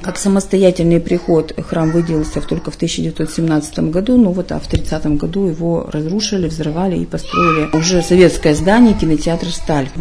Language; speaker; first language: Russian; native; Russian